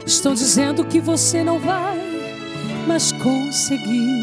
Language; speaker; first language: Portuguese; native; Portuguese